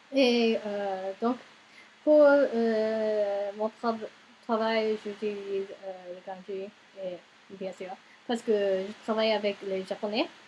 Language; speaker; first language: French; non-native, learner; English